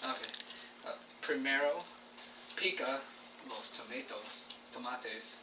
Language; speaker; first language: Spanish; non-native, learner; English